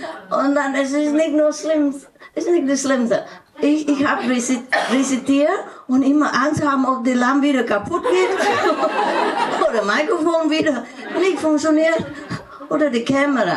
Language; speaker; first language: German; non-native, learner; Vietnamese